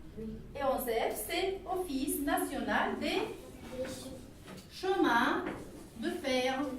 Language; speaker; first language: French; non-native, local second language; Arabic